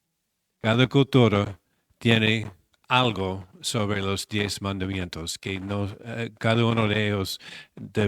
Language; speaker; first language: Spanish; non-native, fluent; English